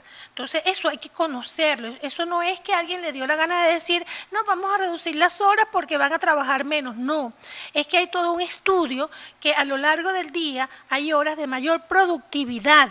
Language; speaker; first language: Spanish; native; Spanish